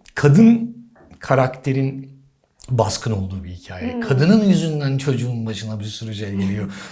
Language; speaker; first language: Turkish; native; Turkish